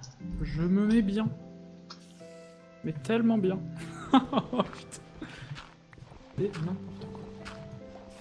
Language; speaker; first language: French; native; French